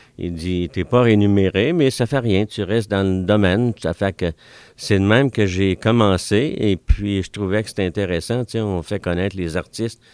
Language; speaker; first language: French; native; French